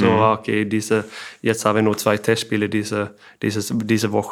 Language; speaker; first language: German; non-native, fluent; Swedish